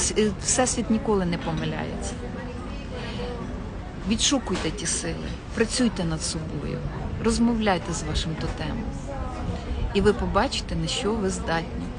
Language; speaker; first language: Ukrainian; native; Ukrainian